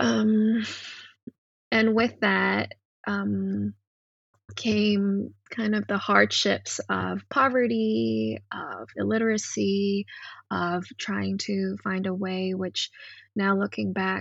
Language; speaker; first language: English; non-native, local second language; Cantonese